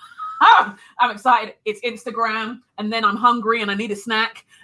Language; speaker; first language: English; native; English